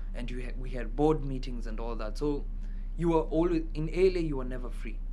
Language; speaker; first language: English; non-native, local second language; Kikuyu